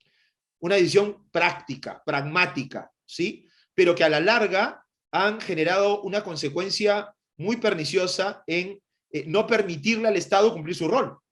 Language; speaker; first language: Spanish; native; Spanish